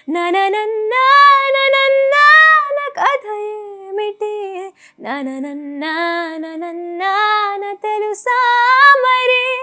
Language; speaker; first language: Telugu; early bilingual, heritage; Telugu